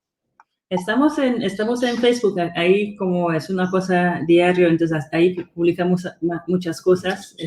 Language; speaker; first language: Spanish; non-native, fluent; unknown